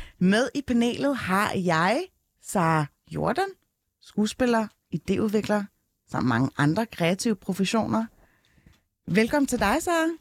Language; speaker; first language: Danish; early bilingual, other home language; Arabic